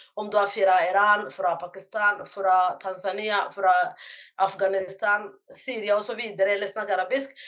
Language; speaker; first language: Norwegian; non-native, fluent; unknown